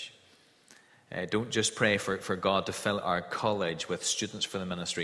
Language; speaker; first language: English; native; English